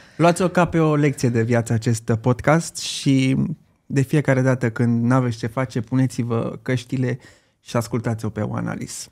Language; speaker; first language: Romanian; native; Romanian